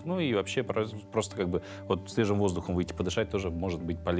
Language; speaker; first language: Russian; native; Russian